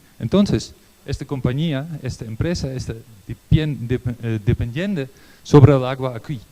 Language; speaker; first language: Spanish; non-native, learner; Dutch